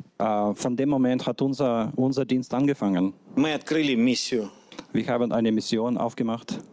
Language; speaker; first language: German; non-native, fluent; Russian